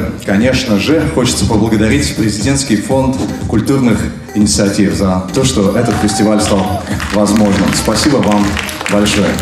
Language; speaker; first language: Russian; native; Russian